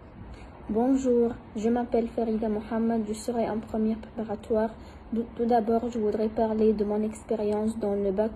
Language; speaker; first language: French; non-native, fluent; Arabic